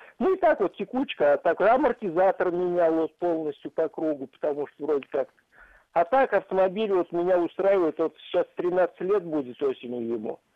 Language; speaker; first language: Russian; native; Russian